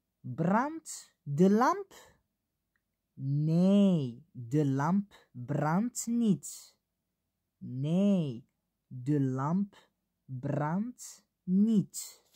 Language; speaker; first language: Dutch; non-native, fluent; Arabic